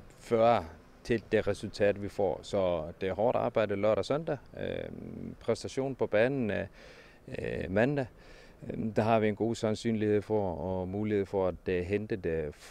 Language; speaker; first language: Danish; non-native, fluent; Icelandic